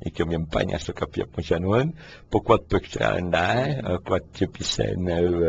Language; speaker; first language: Khmer; non-native, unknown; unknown